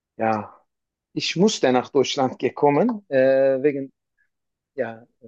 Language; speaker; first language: German; non-native, learner; Turkish